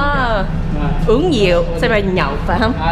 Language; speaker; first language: Vietnamese; early bilingual, heritage; Vietnamese